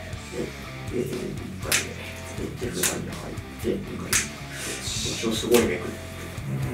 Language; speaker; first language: Japanese; native; Japanese